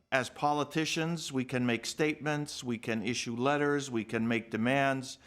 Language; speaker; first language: English; early bilingual, other home language; Armenian